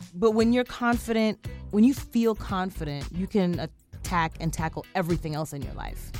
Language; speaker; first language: English; early bilingual, other home language; Spanish